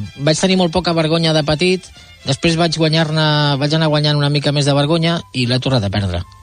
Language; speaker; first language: Catalan; non-native, local second language; Spanish